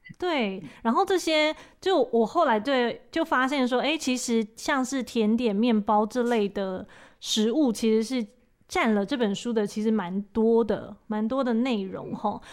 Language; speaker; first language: Chinese; native; Chinese